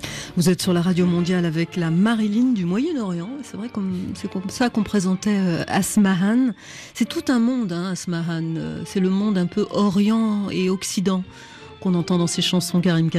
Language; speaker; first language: French; native; French